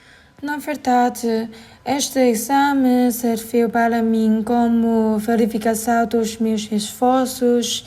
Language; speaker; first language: Portuguese; non-native, learner; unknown